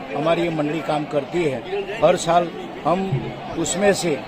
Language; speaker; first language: Hindi; non-native, local second language; Gujarati